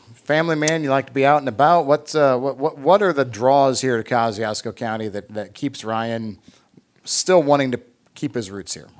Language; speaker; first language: English; native; English